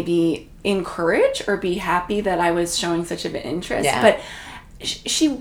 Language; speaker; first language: English; native; English